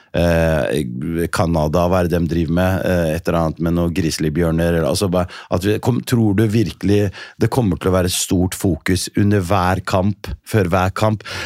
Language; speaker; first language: Norwegian; early bilingual, other home language; Riffian